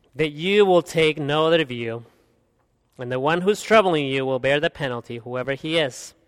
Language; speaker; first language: English; early bilingual, other home language; Spanish